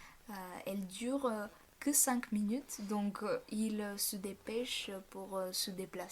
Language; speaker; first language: French; non-native, fluent; Bulgarian